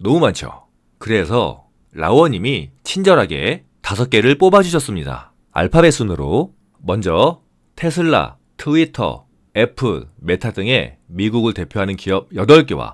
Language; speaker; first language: Korean; native; Korean